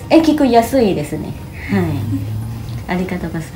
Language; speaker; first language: Japanese; non-native, learner; Thai